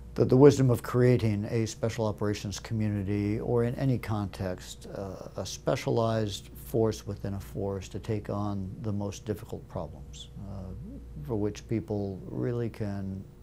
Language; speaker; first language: English; native; English